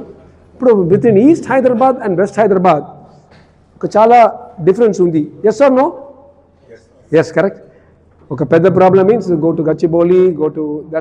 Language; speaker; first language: Telugu; non-native, learner; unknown